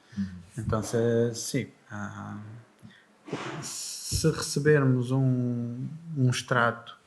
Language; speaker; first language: Spanish; non-native, learner; Portuguese